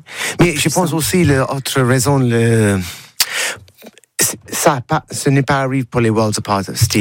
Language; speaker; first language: French; non-native, learner; English